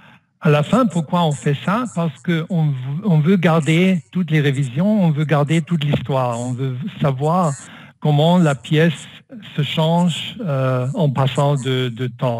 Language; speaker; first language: French; non-native, fluent; German